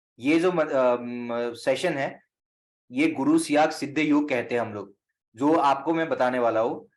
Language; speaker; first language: Hindi; non-native, local second language; Assamese